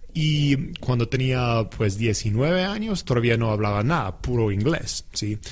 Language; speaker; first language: Spanish; non-native, fluent; English